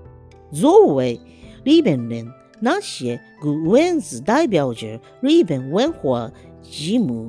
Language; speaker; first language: Chinese; non-native, fluent; Japanese